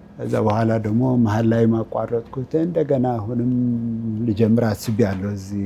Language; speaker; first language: Amharic; non-native, local second language; Tigrinya